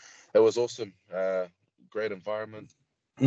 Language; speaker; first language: English; native; English